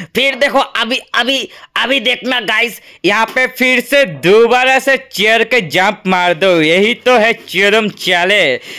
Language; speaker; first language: Hindi; native; Hindi